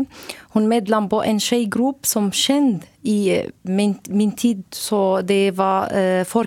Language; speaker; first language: Swedish; non-native, learner; Arabic